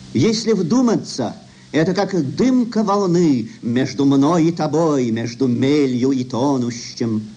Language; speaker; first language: Russian; native; Russian